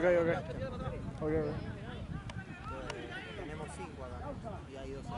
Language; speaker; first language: Spanish; native; Spanish